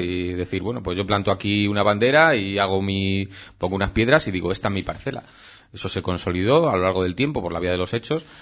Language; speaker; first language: Spanish; native; Spanish